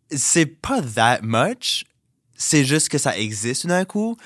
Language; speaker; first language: French; native; French